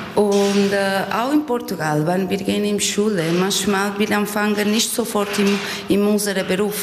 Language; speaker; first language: German; non-native, learner; Portuguese